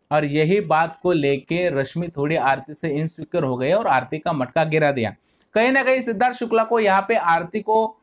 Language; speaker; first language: Hindi; non-native, local second language; Marathi